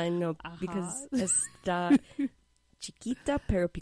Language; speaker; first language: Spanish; non-native, fluent; English